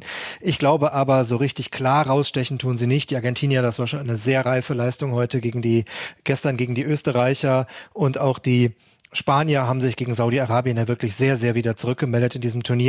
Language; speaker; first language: German; native; German